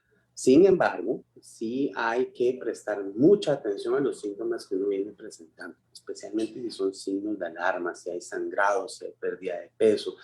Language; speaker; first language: Spanish; native; Spanish